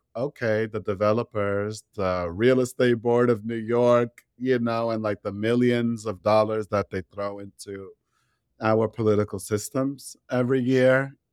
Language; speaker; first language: English; native; English